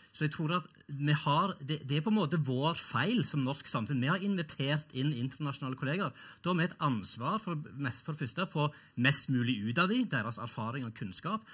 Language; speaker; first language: Norwegian; early bilingual, other home language; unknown